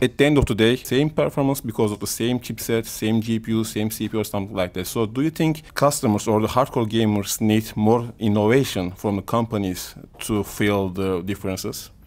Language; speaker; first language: English; non-native, fluent; Turkish